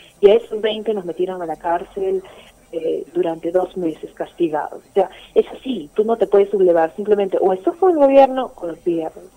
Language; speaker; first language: Spanish; native; Spanish